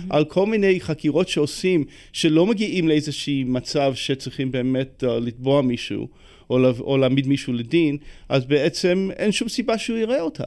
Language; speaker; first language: Hebrew; non-native, fluent; English